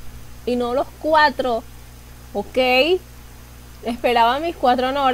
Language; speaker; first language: Spanish; native; Spanish